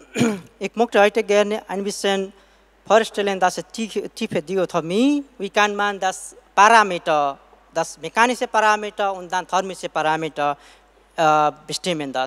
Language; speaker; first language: German; non-native, learner; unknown